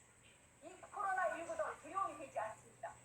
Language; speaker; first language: Korean; native; Korean